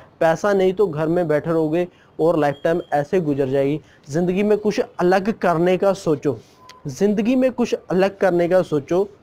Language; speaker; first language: Hindi; non-native, local second language; Punjabi